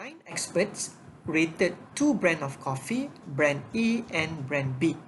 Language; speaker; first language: English; non-native, local second language; Malay